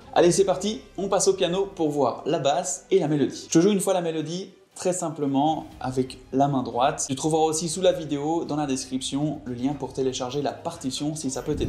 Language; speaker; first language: French; native; French